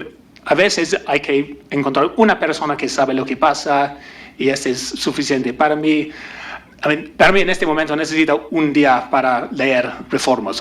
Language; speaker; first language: Spanish; non-native, learner; English